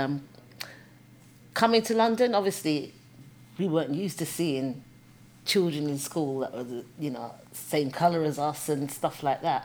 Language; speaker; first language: English; native; English